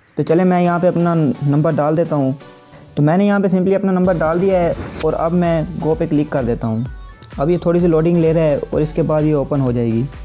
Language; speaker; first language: Urdu; native; Urdu